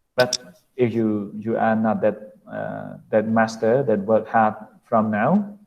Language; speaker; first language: English; non-native, fluent; Khmer